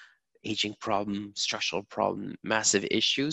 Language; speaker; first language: English; non-native, fluent; German